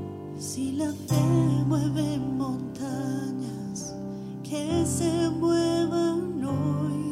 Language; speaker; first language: Spanish; native; Spanish